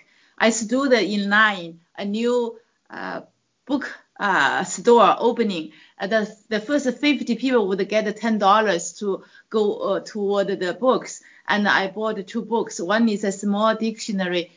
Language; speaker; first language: English; non-native, fluent; Chinese